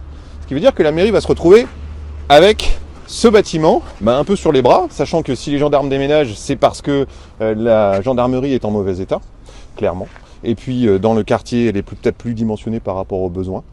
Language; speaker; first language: French; native; French